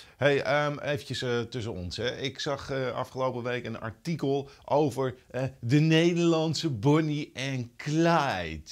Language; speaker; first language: Dutch; native; Dutch